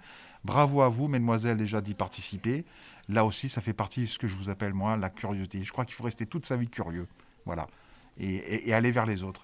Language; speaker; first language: French; native; French